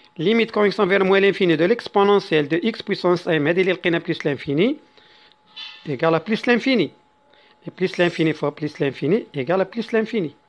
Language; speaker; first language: French; non-native, local second language; Arabic